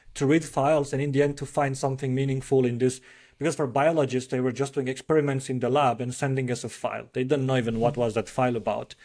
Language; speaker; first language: English; non-native, fluent; French